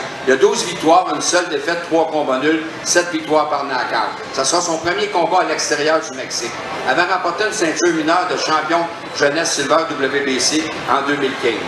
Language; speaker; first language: French; native; French